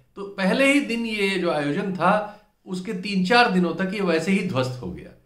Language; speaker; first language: Hindi; native; Hindi